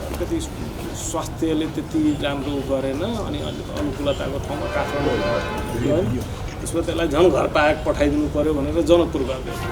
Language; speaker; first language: Nepali; non-native, local second language; Maithili